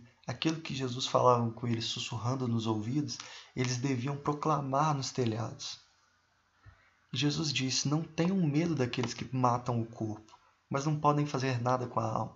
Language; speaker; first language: Portuguese; native; Portuguese